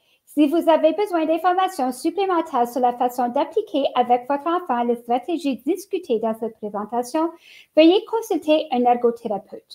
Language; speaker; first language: French; native; French